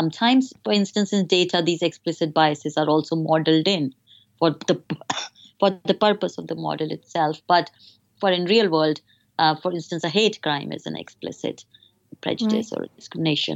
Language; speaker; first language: English; non-native, local second language; Hindi